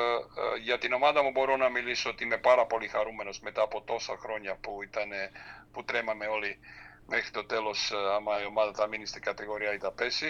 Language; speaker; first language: Greek; non-native, fluent; Serbian